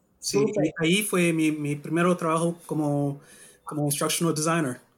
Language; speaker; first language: Spanish; non-native, learner; English